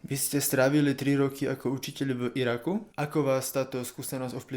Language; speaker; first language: Slovak; native; Slovak